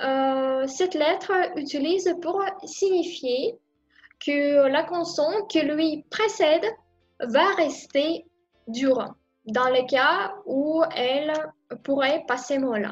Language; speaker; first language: French; non-native, fluent; Russian